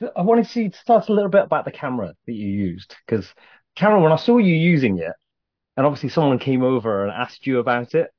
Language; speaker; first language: English; native; English